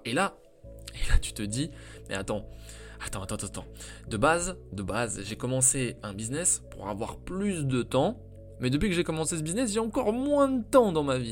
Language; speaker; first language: French; native; French